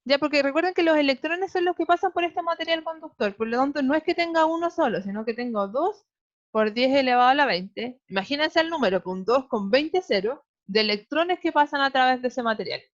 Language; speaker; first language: Spanish; native; Spanish